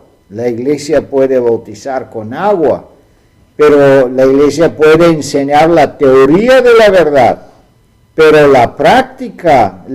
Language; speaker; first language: Spanish; non-native, fluent; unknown